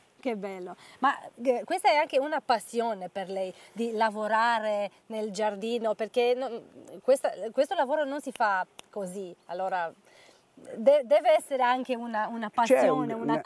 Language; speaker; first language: Italian; non-native, learner; Romanian